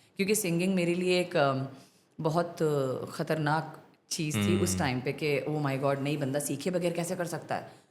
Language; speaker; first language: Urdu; non-native, local second language; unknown